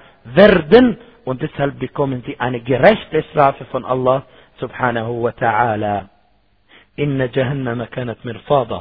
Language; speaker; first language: German; non-native, fluent; Arabic